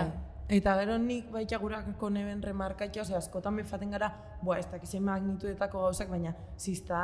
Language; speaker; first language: Basque; native; Basque